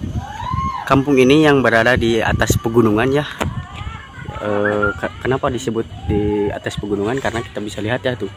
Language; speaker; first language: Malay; non-native, local second language; Sundanese